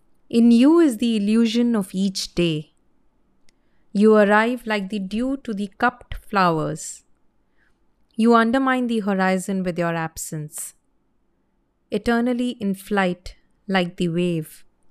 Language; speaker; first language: English; non-native, local second language; Hindi